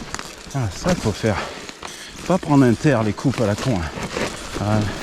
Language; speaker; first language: French; native; French